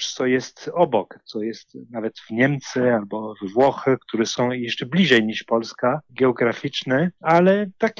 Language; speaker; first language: Polish; non-native, learner; French